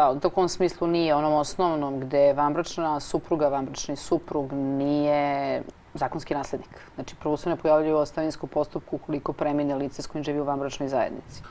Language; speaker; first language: Croatian; native; Croatian